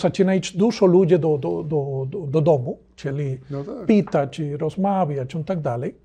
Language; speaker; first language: Polish; non-native, learner; Spanish